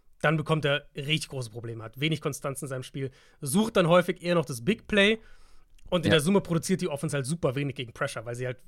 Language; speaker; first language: German; native; German